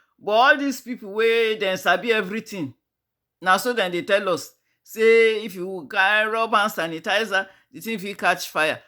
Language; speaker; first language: Nigerian Pidgin; native; Nigerian Pidgin